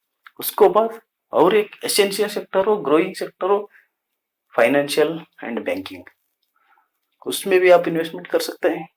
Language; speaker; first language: Hindi; non-native, local second language; Kannada